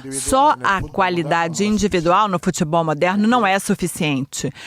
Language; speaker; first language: Portuguese; non-native, fluent; Italian